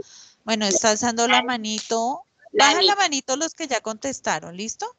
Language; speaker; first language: Spanish; native; Spanish